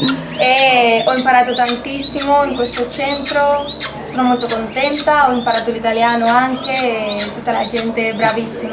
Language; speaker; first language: Italian; non-native, learner; Spanish